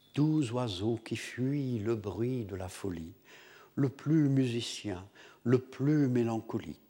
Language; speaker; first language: French; non-native, fluent; English